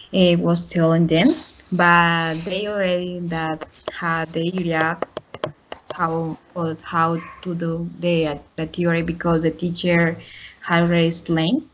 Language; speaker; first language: English; non-native, learner; Spanish